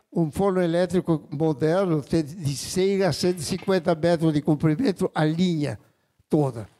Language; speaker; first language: Portuguese; non-native, fluent; Italian